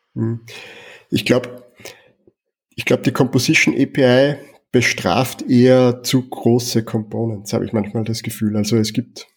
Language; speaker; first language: German; native; German